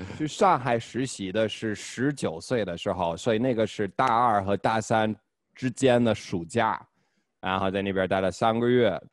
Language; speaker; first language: Chinese; non-native, fluent; English